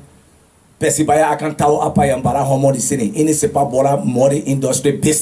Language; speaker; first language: Indonesian; non-native, fluent; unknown